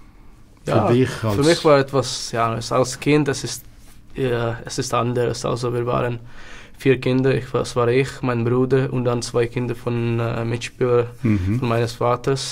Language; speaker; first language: German; non-native, learner; Czech